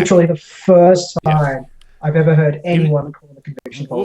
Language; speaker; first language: English; native; English